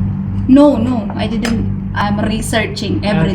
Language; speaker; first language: English; non-native, local second language; Filipino